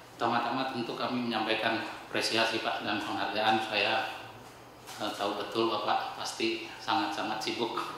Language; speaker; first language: Indonesian; native; Indonesian